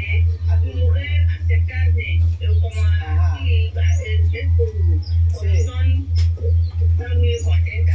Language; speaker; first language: Spanish; non-native, learner; Filipino